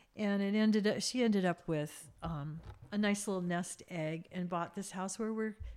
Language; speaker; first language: English; native; English